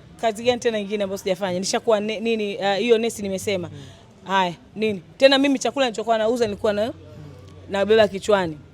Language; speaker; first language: Swahili; native; Swahili